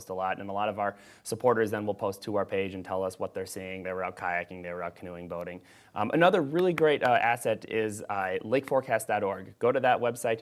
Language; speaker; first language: English; native; English